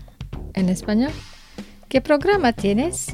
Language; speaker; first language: Spanish; non-native, fluent; Indonesian